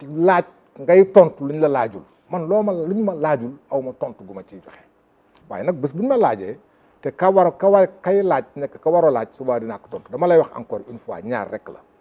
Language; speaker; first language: Wolof; non-native, local second language; Fula